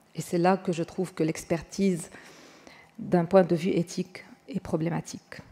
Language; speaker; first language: French; non-native, fluent; Arabic